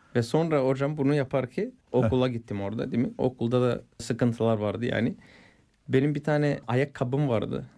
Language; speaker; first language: Turkish; non-native, fluent; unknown